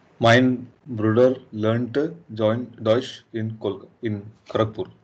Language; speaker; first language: German; non-native, learner; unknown